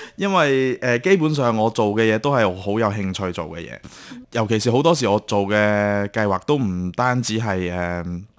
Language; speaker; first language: Cantonese; native; Cantonese